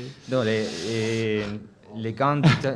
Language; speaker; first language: French; non-native, fluent; Spanish